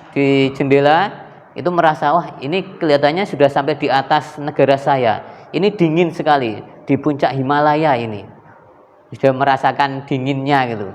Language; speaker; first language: Indonesian; native; Indonesian